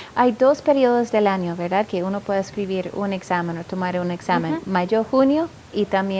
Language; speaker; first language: Spanish; non-native, fluent; English